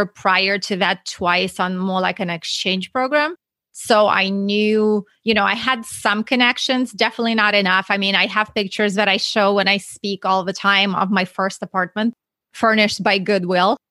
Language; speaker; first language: English; non-native, fluent; Russian